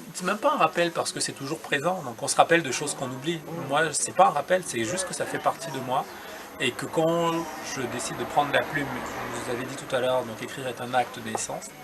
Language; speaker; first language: French; non-native, local second language; Duala